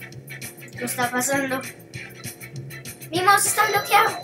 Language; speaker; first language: Spanish; early bilingual, heritage; Spanish